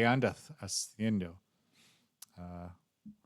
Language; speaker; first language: Spanish; non-native, learner; English